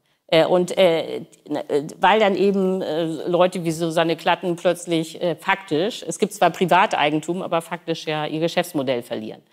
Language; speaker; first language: German; native; German